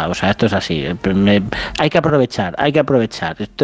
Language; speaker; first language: Spanish; native; Spanish